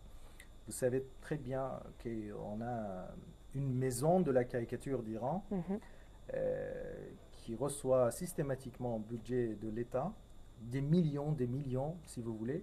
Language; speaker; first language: French; non-native, fluent; Persian